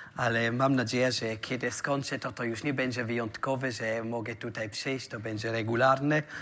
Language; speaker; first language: Polish; non-native, learner; German